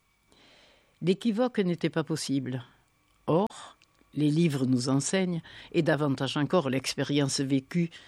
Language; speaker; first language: French; native; French